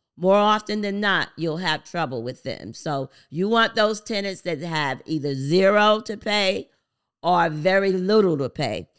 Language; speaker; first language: English; native; English